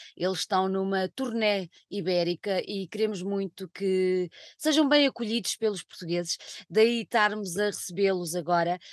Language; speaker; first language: Portuguese; native; Portuguese